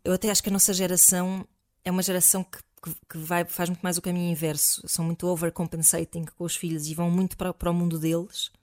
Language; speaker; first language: Portuguese; native; Portuguese